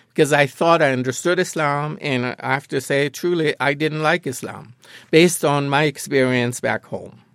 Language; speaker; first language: English; non-native, fluent; Persian